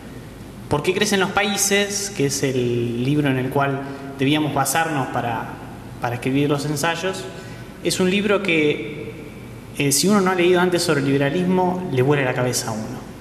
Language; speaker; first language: Spanish; native; Spanish